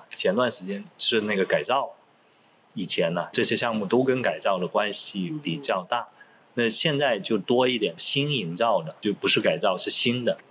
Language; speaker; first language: Chinese; non-native, local second language; Cantonese